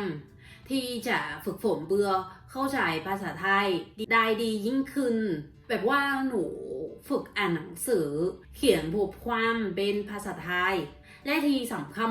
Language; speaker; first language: Thai; non-native, learner; Vietnamese